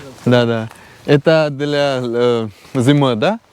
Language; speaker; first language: Russian; non-native, learner; Urdu